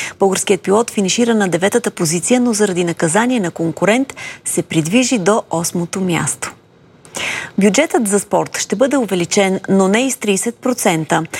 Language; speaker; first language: Bulgarian; native; Bulgarian